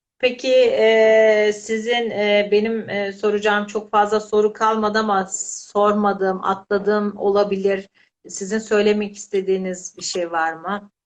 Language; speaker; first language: Turkish; native; Turkish